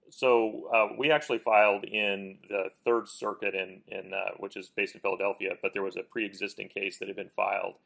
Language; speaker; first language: English; native; English